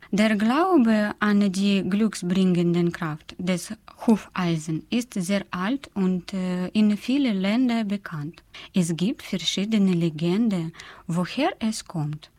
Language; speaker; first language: German; non-native, fluent; Russian